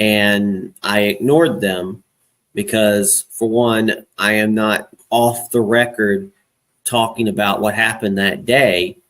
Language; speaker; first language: English; native; English